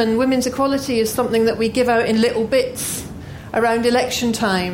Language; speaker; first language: English; native; English